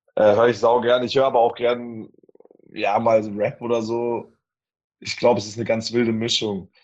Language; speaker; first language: German; native; German